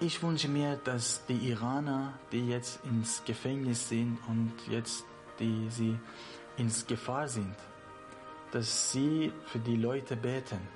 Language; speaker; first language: German; non-native, learner; Persian